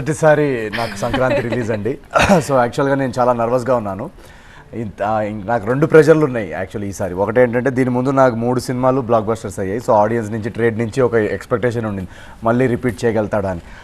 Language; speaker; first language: Telugu; native; Telugu